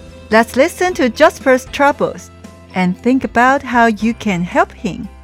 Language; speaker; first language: English; non-native, fluent; Chinese